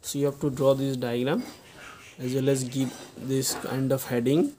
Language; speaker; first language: English; non-native, local second language; Assamese